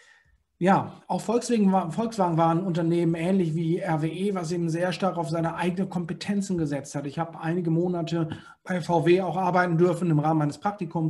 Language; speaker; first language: German; native; German